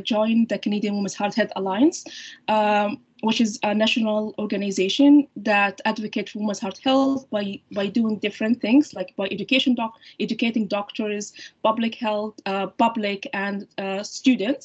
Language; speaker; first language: English; non-native, fluent; Arabic